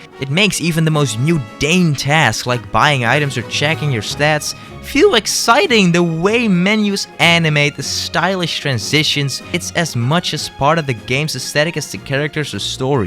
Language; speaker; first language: English; native; English